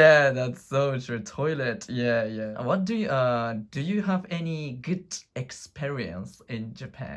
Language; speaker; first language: English; non-native, learner; Japanese